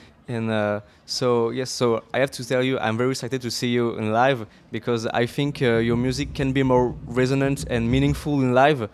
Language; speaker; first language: English; non-native, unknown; French